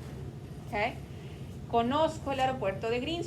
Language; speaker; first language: Spanish; non-native, fluent; English